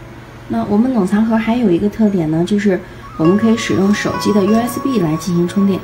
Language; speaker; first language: Chinese; native; Chinese